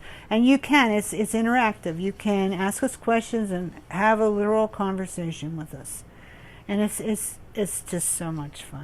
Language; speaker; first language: English; native; English